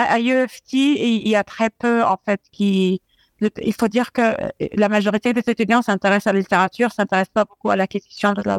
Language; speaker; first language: French; non-native, fluent; Arabic